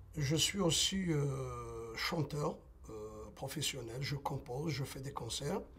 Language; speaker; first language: French; non-native, local second language; Kabyle